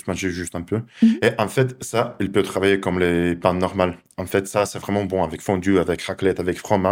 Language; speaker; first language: French; non-native, learner; Russian